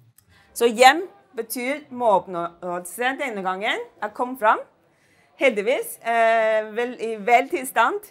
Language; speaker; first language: Norwegian; non-native, fluent; Chinese